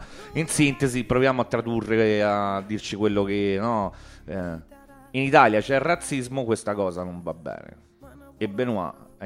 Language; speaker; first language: Italian; native; Italian